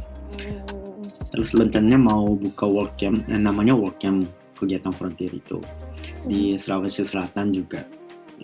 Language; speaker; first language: Indonesian; non-native, fluent; Japanese